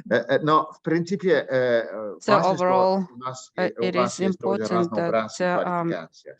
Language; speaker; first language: Russian; non-native, learner; Dutch